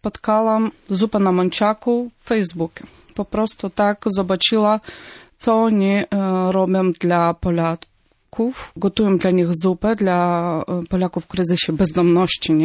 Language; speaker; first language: Polish; non-native, fluent; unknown